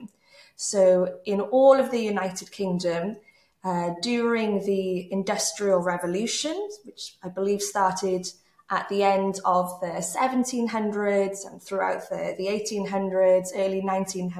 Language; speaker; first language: English; native; English